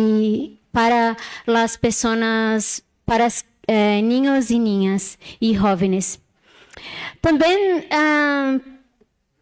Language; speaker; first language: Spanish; non-native, learner; Portuguese